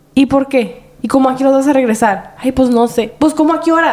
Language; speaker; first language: Spanish; early bilingual, heritage; Spanish